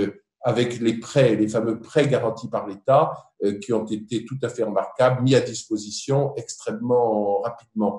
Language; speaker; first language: French; native; French